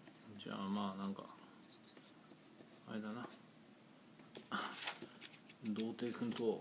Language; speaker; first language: Japanese; native; Japanese